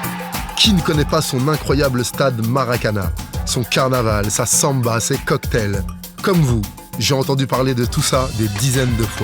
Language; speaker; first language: French; native; French